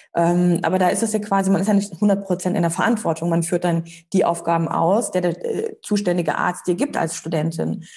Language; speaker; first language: German; early bilingual, other home language; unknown